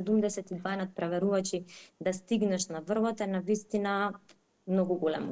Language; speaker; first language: Macedonian; native; Macedonian